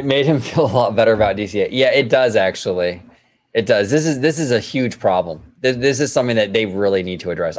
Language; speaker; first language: English; native; English